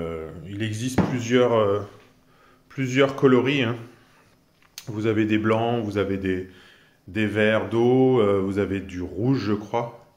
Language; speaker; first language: French; native; French